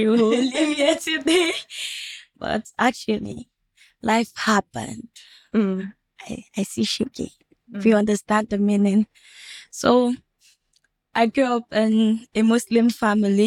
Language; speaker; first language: English; non-native, local second language; Fula